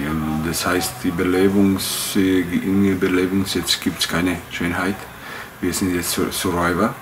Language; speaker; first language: German; non-native, fluent; Bosnian